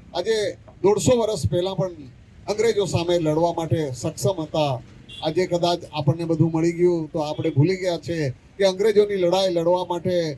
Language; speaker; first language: Gujarati; native; Gujarati